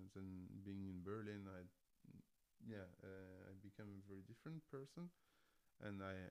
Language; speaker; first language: English; non-native, fluent; French